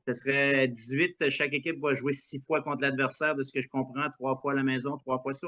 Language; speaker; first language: French; native; French